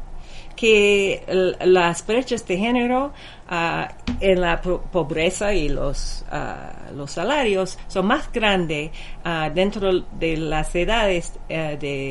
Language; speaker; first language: Spanish; non-native, fluent; English